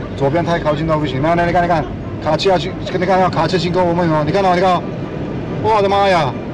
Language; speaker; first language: Chinese; non-native, fluent; Turkish